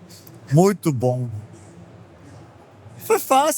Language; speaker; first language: Portuguese; non-native, fluent; Spanish